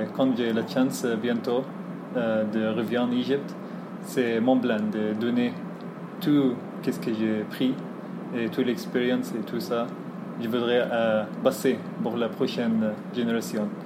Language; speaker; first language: French; non-native, fluent; Arabic